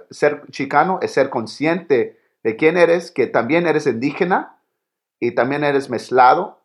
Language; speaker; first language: Spanish; early bilingual, heritage; Spanish